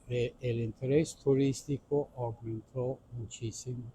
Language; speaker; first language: Spanish; non-native, fluent; English